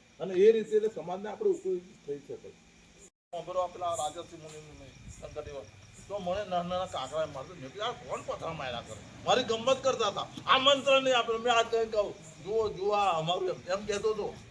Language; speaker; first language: Gujarati; native; Gujarati